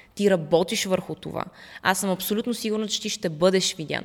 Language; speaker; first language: Bulgarian; early bilingual, other home language; Russian